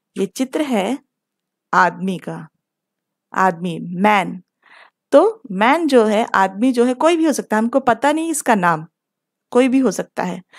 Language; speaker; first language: Hindi; non-native, local second language; Telugu